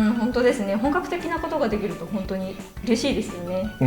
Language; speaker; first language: Japanese; native; Japanese